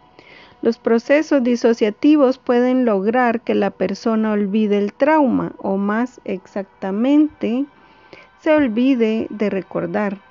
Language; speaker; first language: Spanish; native; Spanish